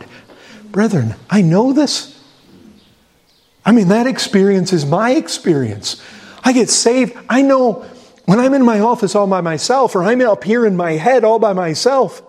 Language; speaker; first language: English; native; English